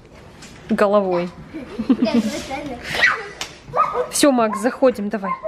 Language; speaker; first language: Russian; native; Russian